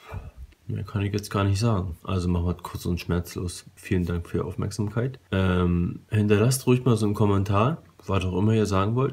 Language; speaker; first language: German; native; German